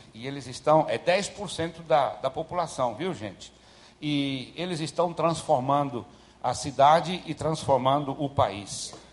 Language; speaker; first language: Portuguese; early bilingual, other home language; German